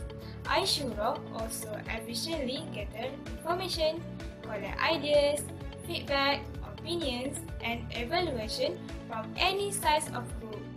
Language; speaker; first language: English; non-native, learner; Malay